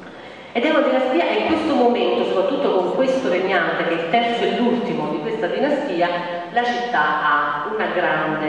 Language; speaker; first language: Italian; native; Italian